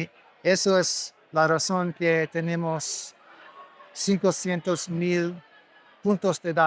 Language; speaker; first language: Spanish; non-native, learner; English